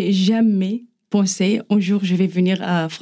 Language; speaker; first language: French; non-native, learner; Arabic